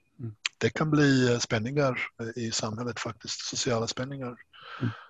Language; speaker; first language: Swedish; non-native, fluent; Bosnian